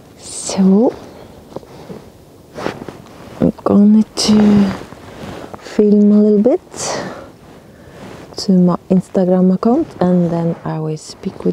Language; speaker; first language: English; non-native, learner; Norwegian